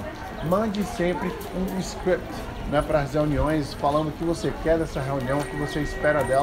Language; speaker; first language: Portuguese; native; Portuguese